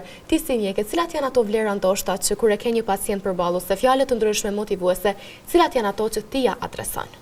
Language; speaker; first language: Albanian; native; Albanian